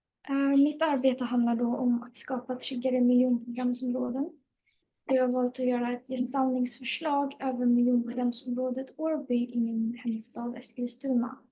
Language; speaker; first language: Swedish; native; Swedish